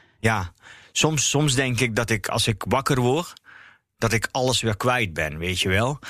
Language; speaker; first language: Dutch; early bilingual, other home language; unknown